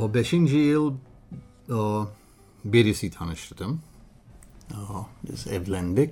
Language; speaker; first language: Turkish; non-native, learner; English